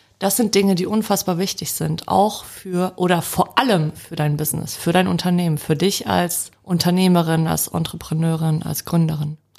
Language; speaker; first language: German; early bilingual, other home language; Polish